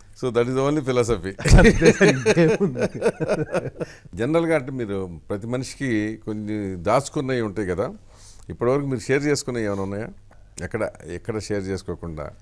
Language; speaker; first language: Telugu; native; Telugu